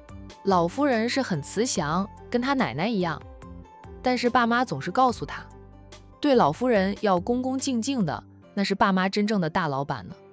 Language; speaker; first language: Chinese; native; Chinese